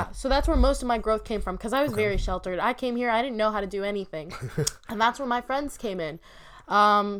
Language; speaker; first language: English; native; English